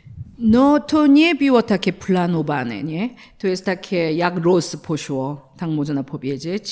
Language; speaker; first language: Polish; non-native, learner; Korean